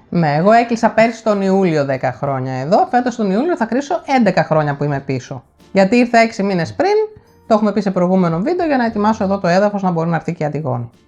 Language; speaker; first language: Greek; early bilingual, heritage; Greek